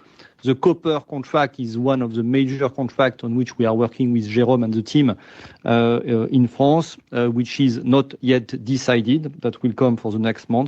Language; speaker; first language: English; non-native, fluent; French